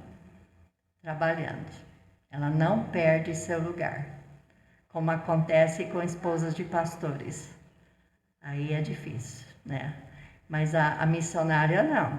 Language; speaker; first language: Portuguese; non-native, fluent; English